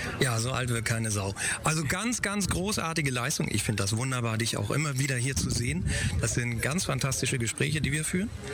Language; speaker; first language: German; native; German